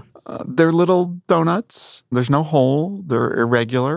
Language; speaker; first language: English; native; English